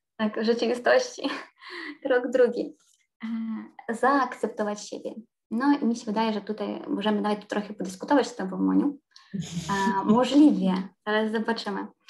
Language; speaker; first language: Polish; non-native, fluent; Ukrainian